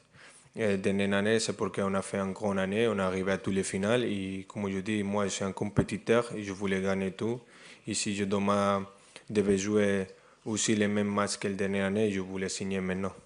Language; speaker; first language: French; non-native, fluent; Spanish